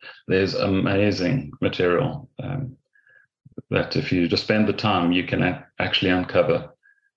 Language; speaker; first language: English; native; English